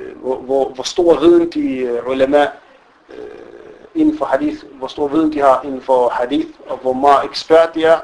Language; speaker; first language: Danish; non-native, fluent; Arabic